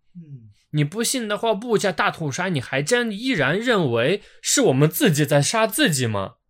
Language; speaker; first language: Chinese; non-native, fluent; Ukrainian